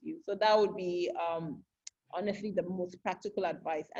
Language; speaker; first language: English; non-native, local second language; Yoruba